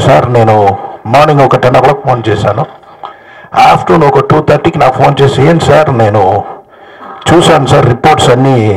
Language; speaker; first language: Telugu; non-native, local second language; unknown